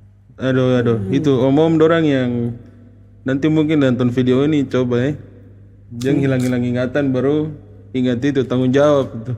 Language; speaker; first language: Malay; native; Malay